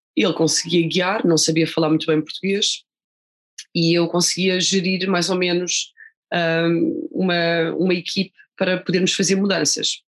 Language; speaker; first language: Portuguese; native; Portuguese